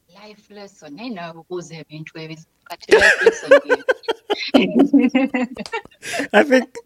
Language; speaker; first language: English; non-native, local second language; Ganda